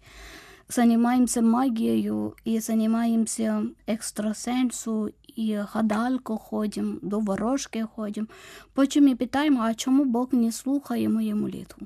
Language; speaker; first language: Ukrainian; non-native, fluent; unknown